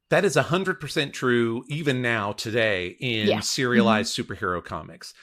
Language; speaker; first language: English; native; English